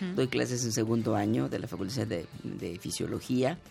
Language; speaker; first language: Spanish; native; Spanish